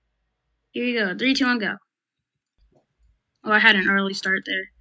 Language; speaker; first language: English; native; English